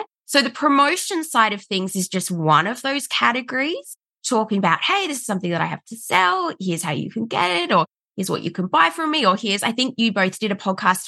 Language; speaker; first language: English; native; English